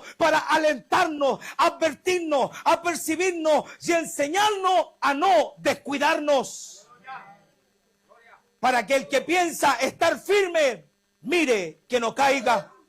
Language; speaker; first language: Spanish; native; Spanish